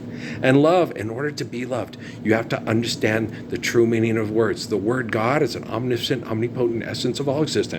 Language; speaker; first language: English; native; English